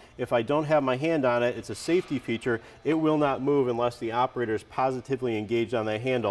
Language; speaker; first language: English; native; English